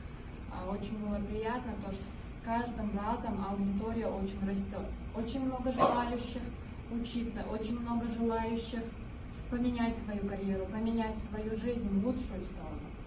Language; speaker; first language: Russian; non-native, local second language; Kyrgyz